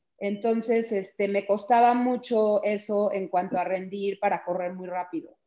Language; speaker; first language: Spanish; early bilingual, heritage; Spanish